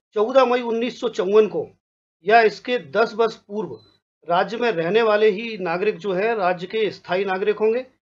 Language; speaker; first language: Hindi; native; Hindi